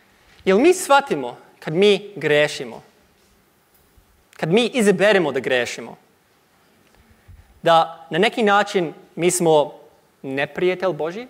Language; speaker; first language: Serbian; non-native, learner; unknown